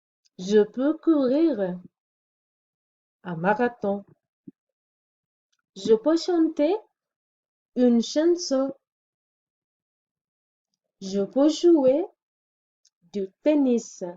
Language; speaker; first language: French; non-native, fluent; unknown